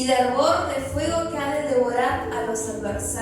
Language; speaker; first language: Spanish; native; Spanish